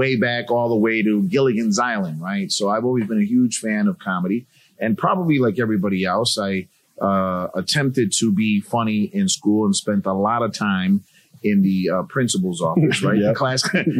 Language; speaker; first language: English; native; English